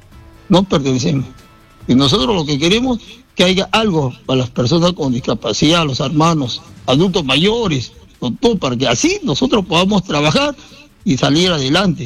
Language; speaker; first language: Spanish; native; Spanish